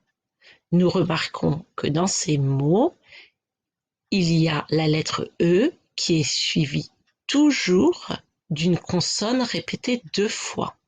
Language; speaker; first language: French; native; French